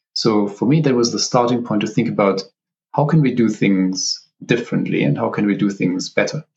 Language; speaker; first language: English; non-native, fluent; German